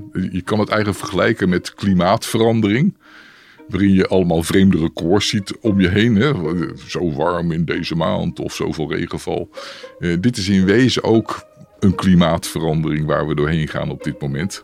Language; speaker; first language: Dutch; native; Dutch